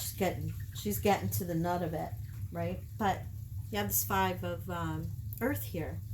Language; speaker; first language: English; native; English